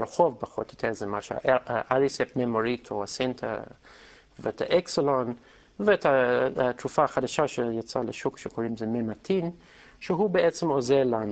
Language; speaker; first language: Hebrew; non-native, fluent; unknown